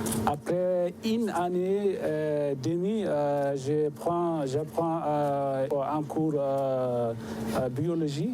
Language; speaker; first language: French; non-native, learner; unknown